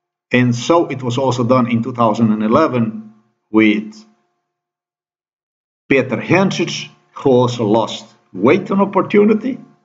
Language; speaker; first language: English; non-native, fluent; Slovenian